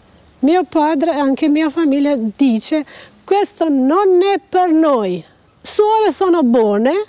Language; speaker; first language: Italian; non-native, fluent; Albanian